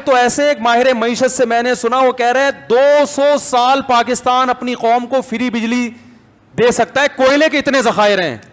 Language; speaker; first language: Urdu; native; Urdu